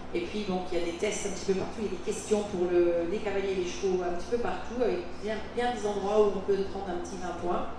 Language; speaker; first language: French; native; French